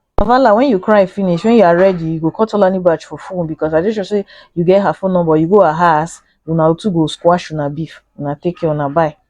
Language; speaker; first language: Nigerian Pidgin; native; Nigerian Pidgin